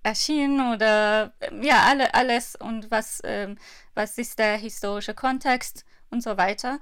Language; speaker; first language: German; non-native, fluent; Persian